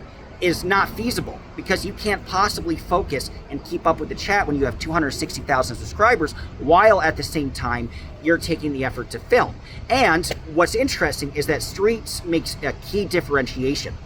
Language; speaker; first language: English; native; English